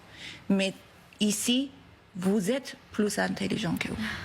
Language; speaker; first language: French; non-native, learner; Persian